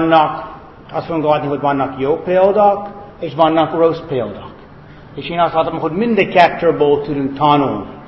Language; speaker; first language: Hungarian; non-native, fluent; English